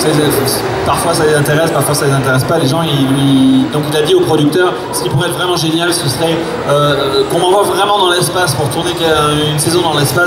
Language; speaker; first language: French; native; French